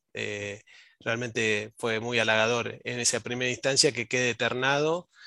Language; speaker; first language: Spanish; native; Spanish